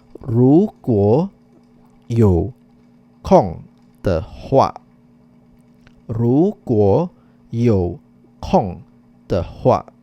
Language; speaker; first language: Chinese; non-native, fluent; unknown